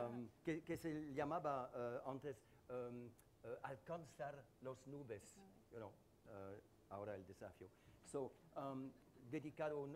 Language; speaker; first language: Spanish; non-native, learner; French